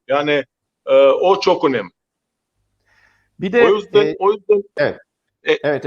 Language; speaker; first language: Turkish; non-native, learner; Croatian